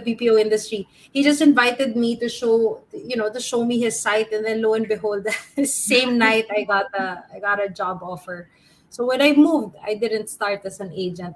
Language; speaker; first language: English; non-native, local second language; Filipino